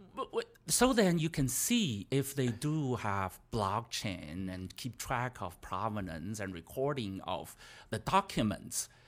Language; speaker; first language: English; non-native, fluent; Chinese